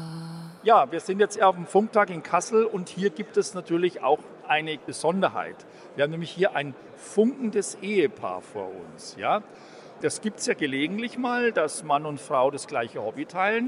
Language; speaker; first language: German; native; German